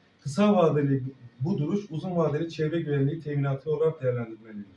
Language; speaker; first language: Turkish; native; Turkish